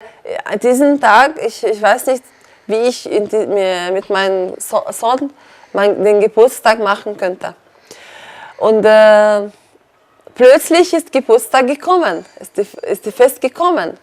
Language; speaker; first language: German; non-native, learner; Arabic